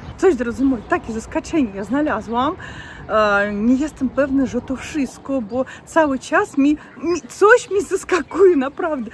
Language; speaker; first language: Polish; non-native, learner; Russian